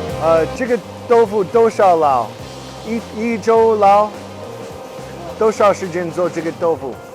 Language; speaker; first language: Chinese; non-native, learner; English